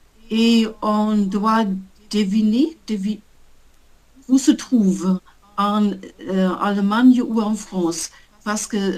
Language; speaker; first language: French; non-native, learner; German